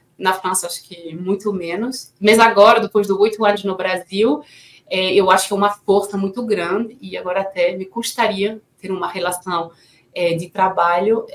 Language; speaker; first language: Portuguese; non-native, fluent; French